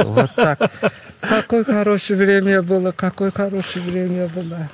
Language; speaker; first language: Russian; non-native, local second language; Azerbaijani